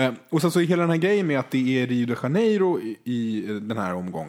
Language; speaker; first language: Swedish; native; Swedish